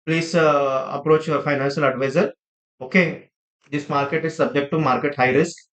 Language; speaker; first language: English; non-native, local second language; Telugu